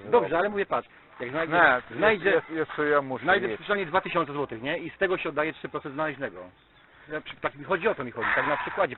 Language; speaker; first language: Polish; native; Polish